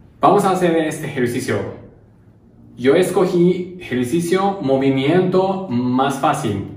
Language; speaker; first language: Spanish; non-native, learner; Japanese